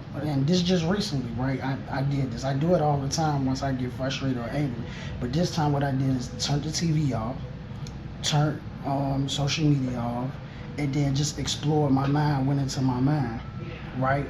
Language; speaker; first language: English; native; English